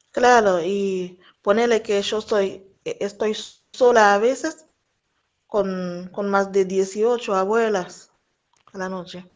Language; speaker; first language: Spanish; non-native, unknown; Haitian Creole